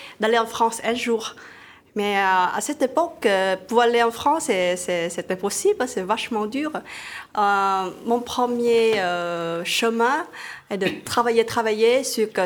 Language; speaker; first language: French; non-native, fluent; Vietnamese